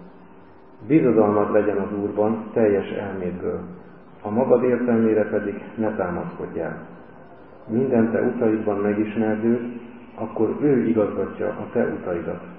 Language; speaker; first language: Hungarian; native; Hungarian